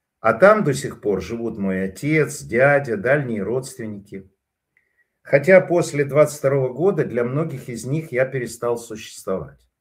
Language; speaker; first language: Russian; native; Russian